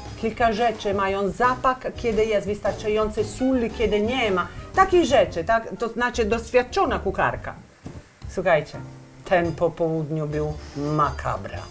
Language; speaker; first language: Polish; non-native, learner; Italian